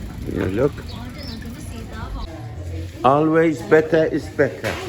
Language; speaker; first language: English; non-native, learner; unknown